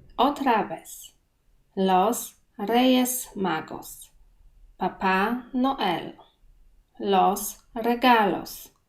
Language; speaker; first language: Spanish; non-native, fluent; Polish